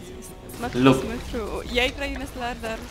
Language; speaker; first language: Russian; non-native, learner; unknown